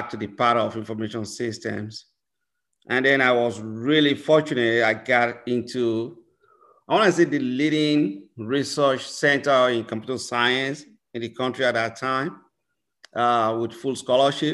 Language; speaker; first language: English; non-native, local second language; Yoruba